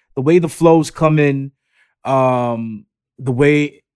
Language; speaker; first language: English; native; English